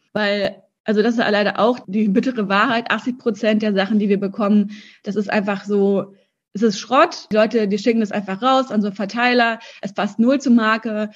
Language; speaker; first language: German; early bilingual, other home language; Russian